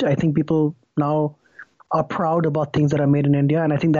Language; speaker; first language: English; non-native, local second language; Bangla